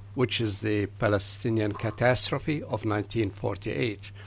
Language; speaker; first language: English; non-native, fluent; Arabic